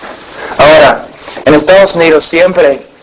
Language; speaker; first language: Spanish; non-native, fluent; English